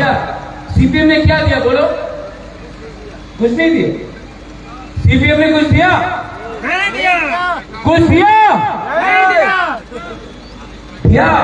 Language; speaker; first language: Hindi; non-native, local second language; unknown